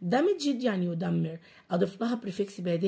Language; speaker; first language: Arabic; native; Arabic